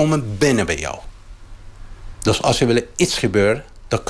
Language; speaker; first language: Dutch; non-native, learner; Arabic